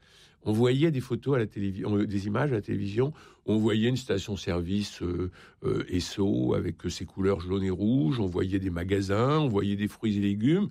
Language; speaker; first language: French; native; French